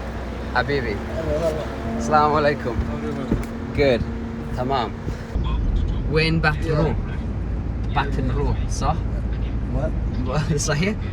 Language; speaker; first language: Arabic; non-native, learner; English